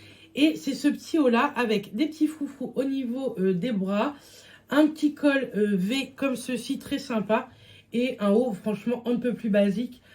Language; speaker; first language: French; native; French